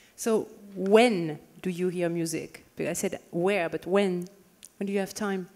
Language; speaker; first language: English; non-native, fluent; French